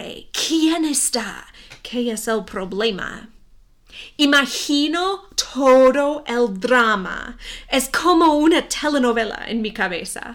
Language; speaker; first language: Spanish; non-native, fluent; English